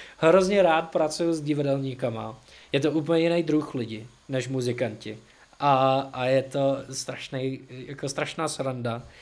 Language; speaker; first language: Czech; non-native, fluent; English